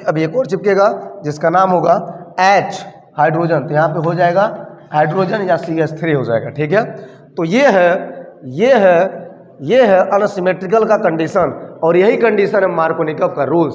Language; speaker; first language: Hindi; native; Hindi